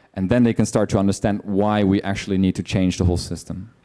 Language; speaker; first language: English; non-native, fluent; Dutch